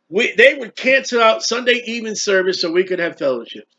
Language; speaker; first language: English; native; English